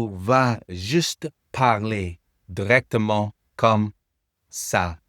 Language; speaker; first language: French; non-native, fluent; English